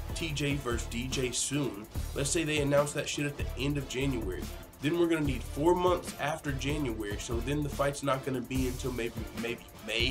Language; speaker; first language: English; native; English